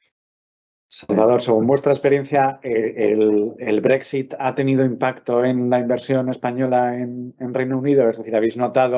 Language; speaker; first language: Spanish; native; Spanish